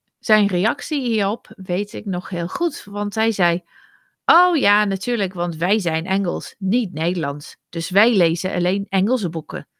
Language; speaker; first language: Dutch; non-native, fluent; English